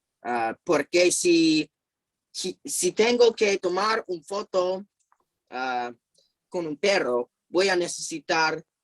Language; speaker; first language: Spanish; non-native, fluent; English